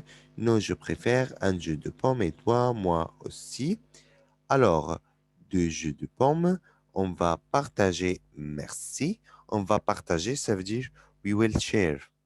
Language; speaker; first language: French; non-native, fluent; Arabic